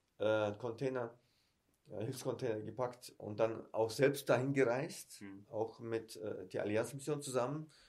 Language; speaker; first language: German; early bilingual, heritage; German